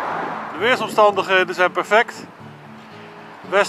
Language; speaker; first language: Dutch; native; Dutch